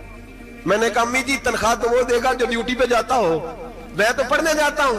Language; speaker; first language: Hindi; non-native, local second language; Punjabi